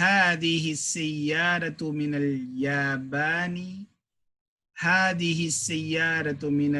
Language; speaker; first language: Arabic; non-native, fluent; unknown